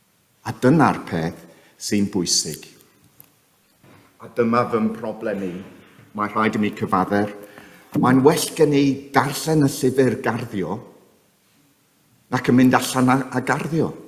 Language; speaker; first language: Welsh; non-native, fluent; English